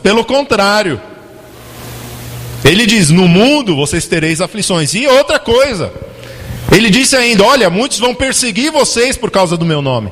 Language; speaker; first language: Portuguese; native; Portuguese